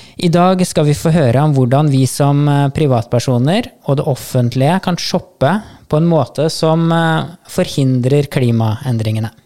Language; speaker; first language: Norwegian; native; Norwegian